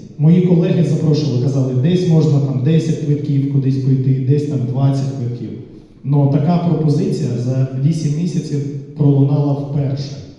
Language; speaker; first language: Ukrainian; non-native, local second language; Russian